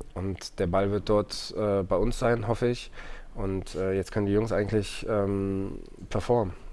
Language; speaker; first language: German; native; German